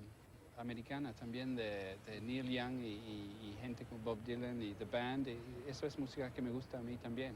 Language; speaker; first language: Spanish; non-native, learner; English